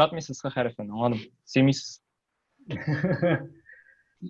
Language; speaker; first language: Turkish; non-native, learner; Tatar